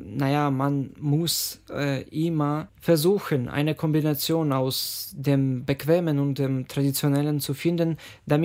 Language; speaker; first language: German; non-native, fluent; Ukrainian